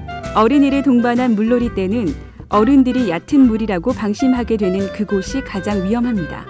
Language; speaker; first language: Korean; native; Korean